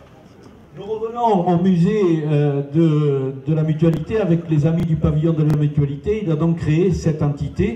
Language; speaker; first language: French; native; French